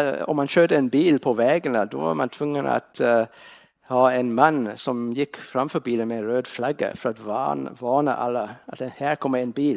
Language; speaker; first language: Swedish; non-native, fluent; English